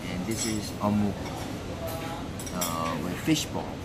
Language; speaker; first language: English; non-native, learner; Korean